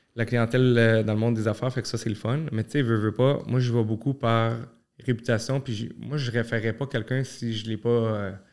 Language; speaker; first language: French; early bilingual, other home language; Arabic